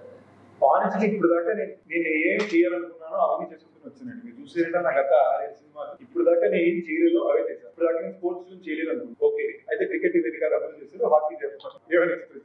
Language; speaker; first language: Telugu; native; Telugu